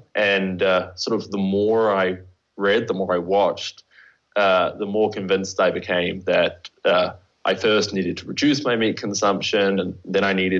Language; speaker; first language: English; native; English